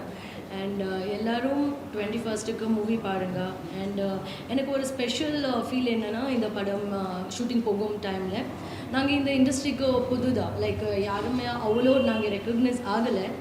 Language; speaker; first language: Tamil; non-native, learner; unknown